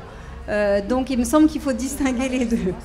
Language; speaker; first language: French; native; French